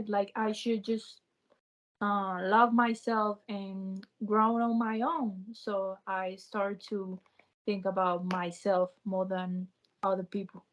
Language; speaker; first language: English; non-native, learner; Spanish